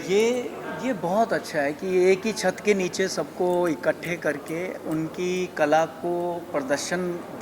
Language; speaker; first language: Hindi; native; Hindi